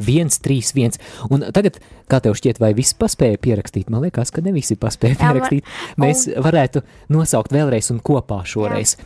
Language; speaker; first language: Latvian; native; Latvian